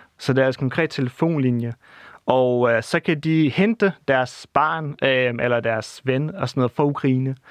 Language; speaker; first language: Danish; non-native, fluent; Russian